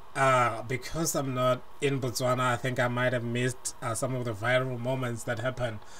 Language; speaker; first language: English; non-native, local second language; Tswana